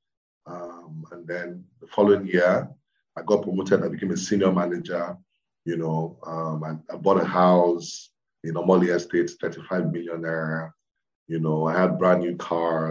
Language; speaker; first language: English; non-native, local second language; Yoruba